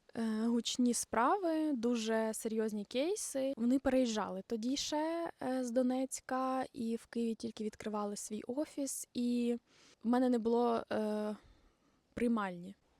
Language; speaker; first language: Ukrainian; non-native, local second language; Russian